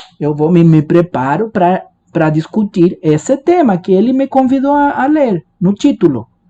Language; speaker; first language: Portuguese; non-native, fluent; Spanish